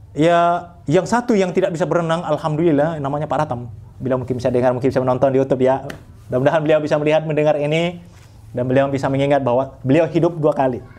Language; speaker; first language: Indonesian; non-native, local second language; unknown